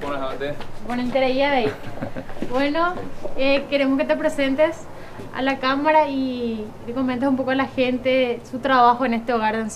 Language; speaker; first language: Spanish; native; Spanish